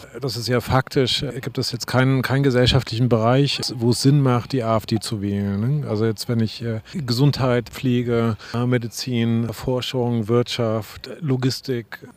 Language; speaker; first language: German; native; German